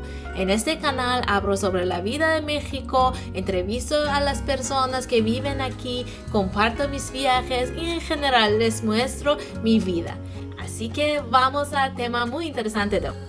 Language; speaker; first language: Spanish; non-native, fluent; Persian